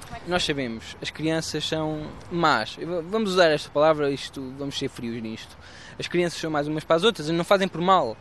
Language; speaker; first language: Portuguese; native; Portuguese